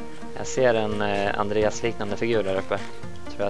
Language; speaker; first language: Swedish; native; Swedish